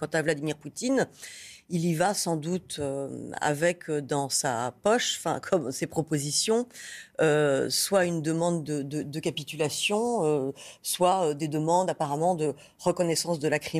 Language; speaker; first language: French; native; French